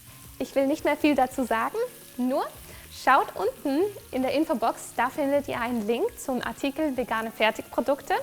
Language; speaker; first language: German; native; German